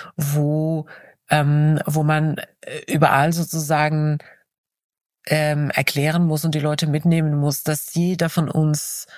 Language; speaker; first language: German; non-native, fluent; Arabic